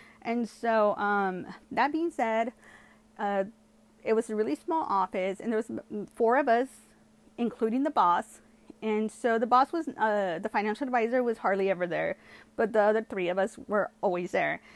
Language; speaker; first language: English; early bilingual, other home language; Spanish